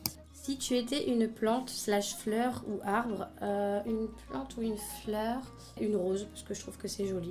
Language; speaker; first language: French; native; French